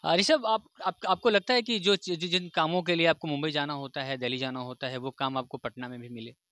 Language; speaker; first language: Hindi; native; Hindi